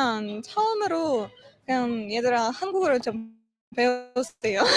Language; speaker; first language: Korean; non-native, fluent; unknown